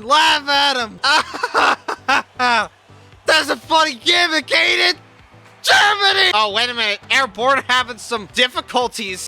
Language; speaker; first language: English; native; English